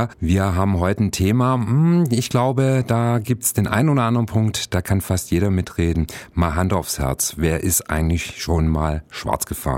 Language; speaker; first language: German; native; German